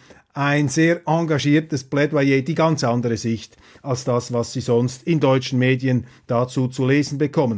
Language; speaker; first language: German; non-native, local second language; Swiss German